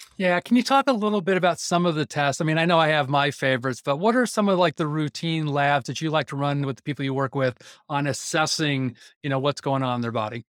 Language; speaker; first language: English; native; English